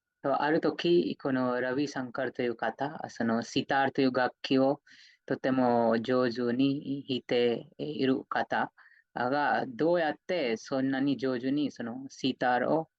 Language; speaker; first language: Japanese; non-native, fluent; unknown